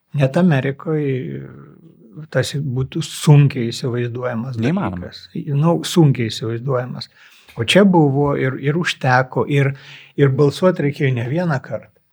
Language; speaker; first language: Lithuanian; native; Lithuanian